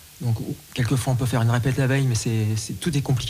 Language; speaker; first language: French; native; French